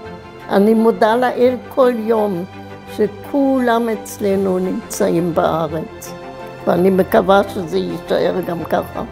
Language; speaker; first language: Hebrew; non-native, fluent; German